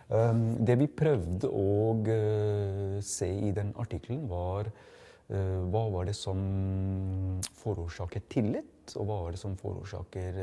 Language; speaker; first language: Norwegian; non-native, fluent; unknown